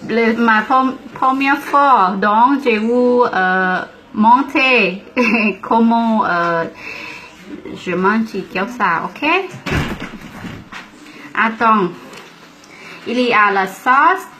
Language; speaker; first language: French; non-native, learner; Thai